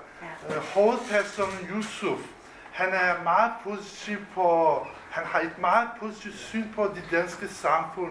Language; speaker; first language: Danish; non-native, fluent; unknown